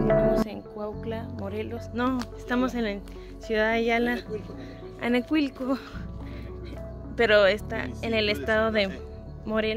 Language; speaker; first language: Spanish; early bilingual, other home language; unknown